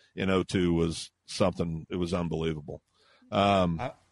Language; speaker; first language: English; native; English